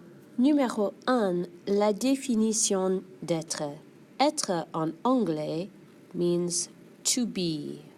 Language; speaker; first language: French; non-native, fluent; English